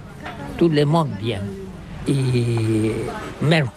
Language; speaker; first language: French; non-native, learner; Catalan